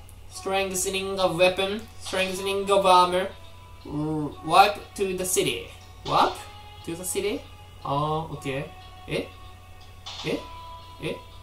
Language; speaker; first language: English; non-native, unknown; Japanese